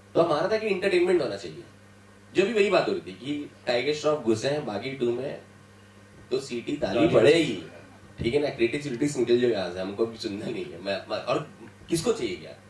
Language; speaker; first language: Hindi; native; Hindi